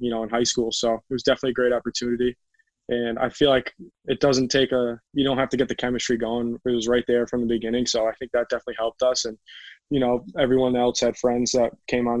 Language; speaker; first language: English; native; English